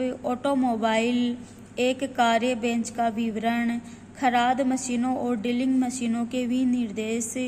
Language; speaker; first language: Hindi; native; Hindi